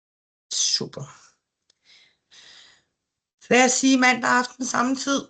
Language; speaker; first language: Danish; native; Danish